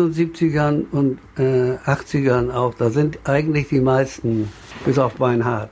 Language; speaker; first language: German; native; German